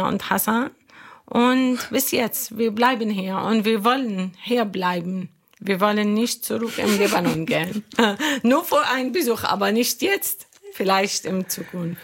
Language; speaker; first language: German; non-native, learner; Arabic